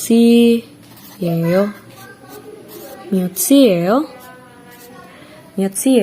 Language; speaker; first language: Korean; non-native, fluent; Indonesian